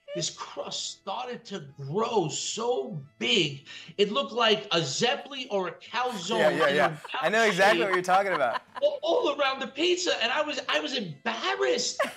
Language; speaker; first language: English; native; English